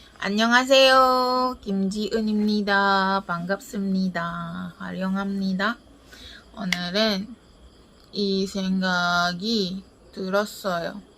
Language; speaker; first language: Korean; non-native, learner; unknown